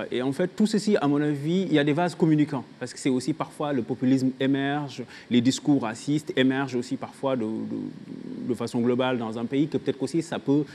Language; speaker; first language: French; non-native, local second language; Wolof